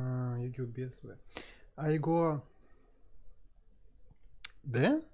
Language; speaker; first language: Korean; non-native, learner; Russian